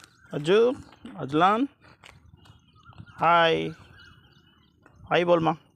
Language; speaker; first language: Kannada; non-native, local second language; Urdu